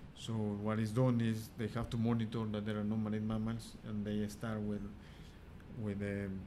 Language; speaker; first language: English; non-native, fluent; Spanish